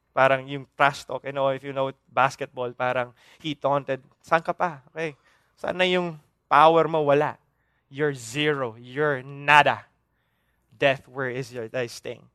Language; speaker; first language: English; non-native, local second language; Hiligaynon